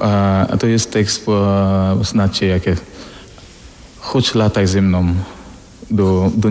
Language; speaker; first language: Polish; non-native, learner; Filipino